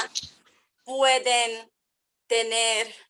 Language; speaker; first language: Spanish; non-native, learner; Chinese